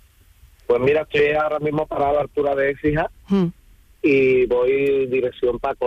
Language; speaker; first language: Spanish; native; Spanish